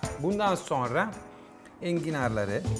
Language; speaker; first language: Turkish; non-native, learner; Italian